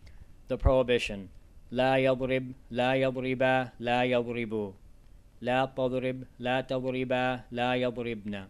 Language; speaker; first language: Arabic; non-native, fluent; English